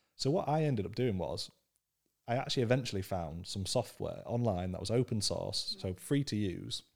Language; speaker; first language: English; native; English